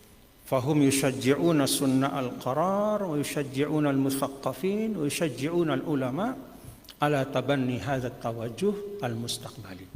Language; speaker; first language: Arabic; non-native, fluent; Indonesian